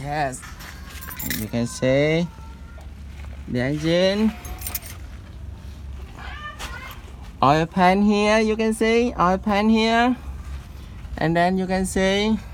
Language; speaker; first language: English; non-native, learner; Vietnamese